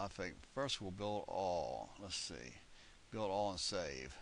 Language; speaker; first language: English; native; English